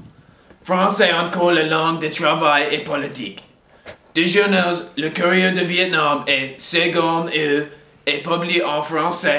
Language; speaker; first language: French; non-native, learner; English